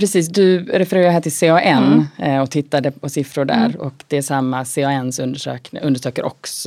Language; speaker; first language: Swedish; native; Swedish